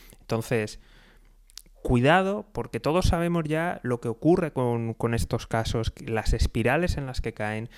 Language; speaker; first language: Spanish; native; Spanish